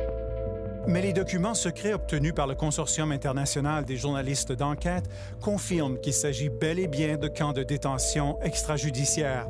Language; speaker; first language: French; native; French